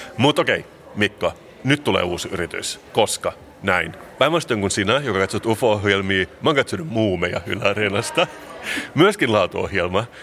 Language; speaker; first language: Finnish; non-native, local second language; Swedish